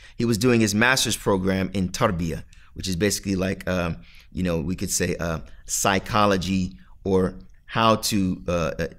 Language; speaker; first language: English; native; English